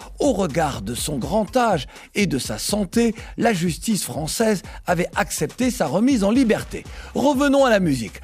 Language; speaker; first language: French; native; French